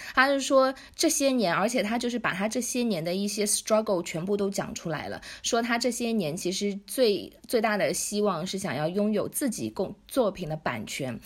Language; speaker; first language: Chinese; native; Chinese